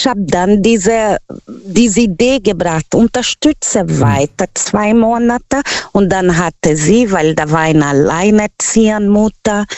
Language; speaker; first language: German; non-native, local second language; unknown